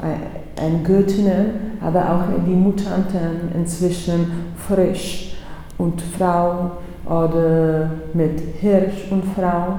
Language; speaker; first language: German; non-native, fluent; Czech